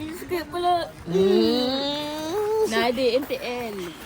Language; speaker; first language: Swedish; non-native, fluent; Cebuano